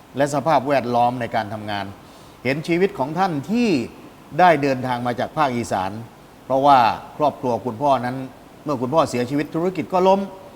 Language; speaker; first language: Thai; native; Thai